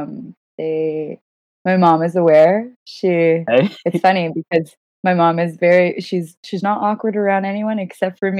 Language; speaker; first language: English; non-native, fluent; Gujarati